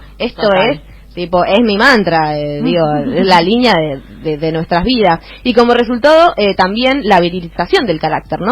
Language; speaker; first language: Spanish; native; Spanish